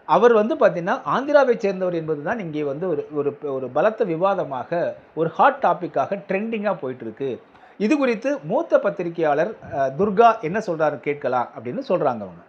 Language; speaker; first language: Tamil; native; Tamil